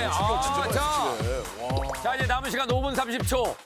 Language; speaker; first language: Korean; native; Korean